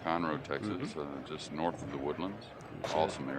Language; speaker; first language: English; native; English